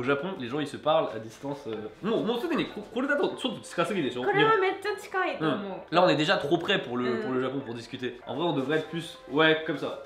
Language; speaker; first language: French; native; French